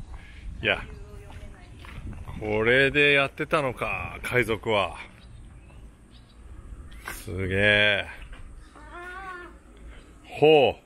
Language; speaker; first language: Japanese; native; Japanese